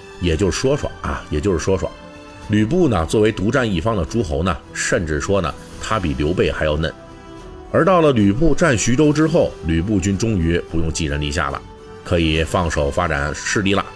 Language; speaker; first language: Chinese; native; Chinese